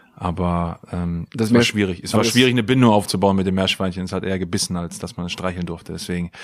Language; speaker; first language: German; native; German